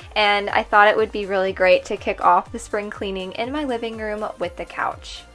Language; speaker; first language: English; native; English